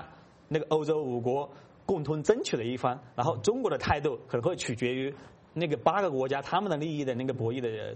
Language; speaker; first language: Chinese; native; Chinese